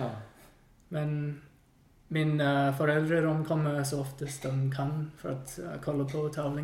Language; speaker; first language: Swedish; non-native, fluent; English